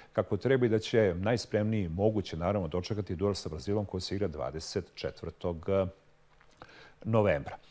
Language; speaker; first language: Serbian; native; Serbian